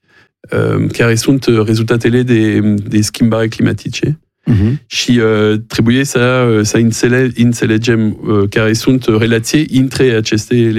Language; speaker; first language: Romanian; non-native, learner; French